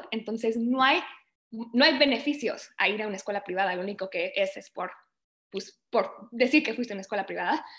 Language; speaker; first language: Spanish; early bilingual, other home language; English